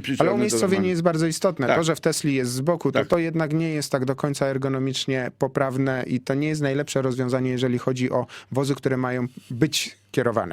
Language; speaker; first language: Polish; native; Polish